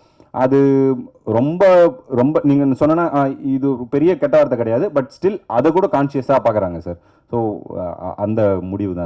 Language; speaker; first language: Tamil; native; Tamil